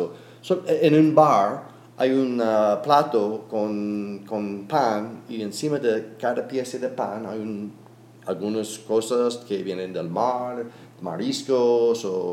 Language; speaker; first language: Spanish; non-native, learner; English